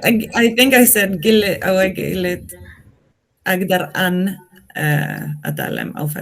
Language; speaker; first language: Arabic; non-native, learner; Swedish